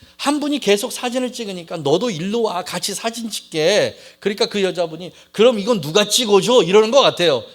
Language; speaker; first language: Korean; native; Korean